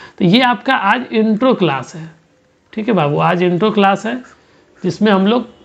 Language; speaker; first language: Hindi; native; Hindi